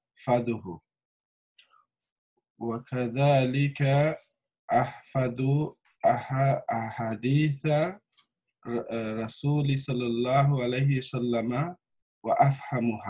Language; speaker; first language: Arabic; non-native, learner; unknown